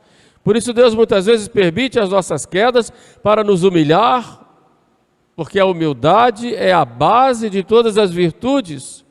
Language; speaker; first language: Portuguese; native; Portuguese